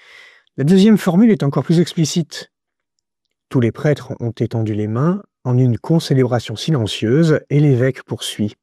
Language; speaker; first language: French; native; French